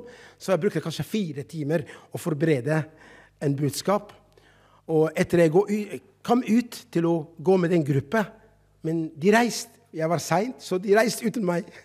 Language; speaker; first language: Norwegian; non-native, fluent; Arabic